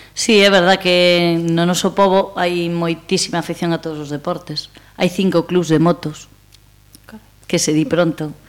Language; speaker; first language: Galician; native; Galician